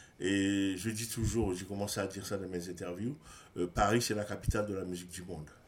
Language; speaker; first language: French; non-native, local second language; Haitian Creole